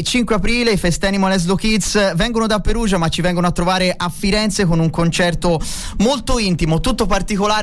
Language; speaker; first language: Italian; native; Italian